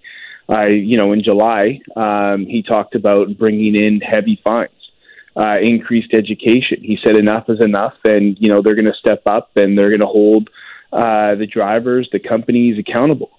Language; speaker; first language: English; native; English